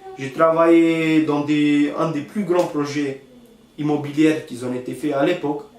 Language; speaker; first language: French; non-native, fluent; Romanian